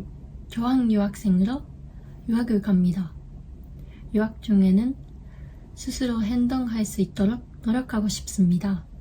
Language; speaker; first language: Korean; non-native, learner; Japanese